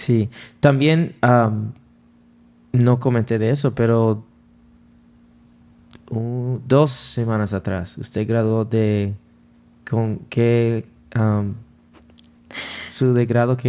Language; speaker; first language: Spanish; non-native, fluent; English